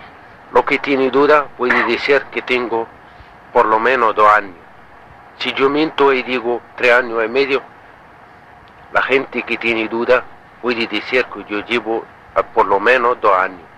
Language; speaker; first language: Spanish; non-native, learner; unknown